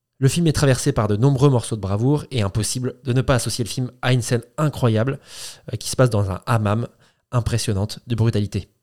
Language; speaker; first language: French; native; French